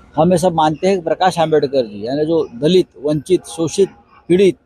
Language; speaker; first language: Hindi; non-native, local second language; Marathi